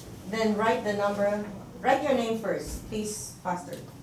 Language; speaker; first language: English; non-native, local second language; Filipino